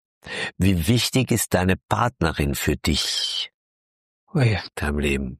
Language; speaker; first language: German; native; German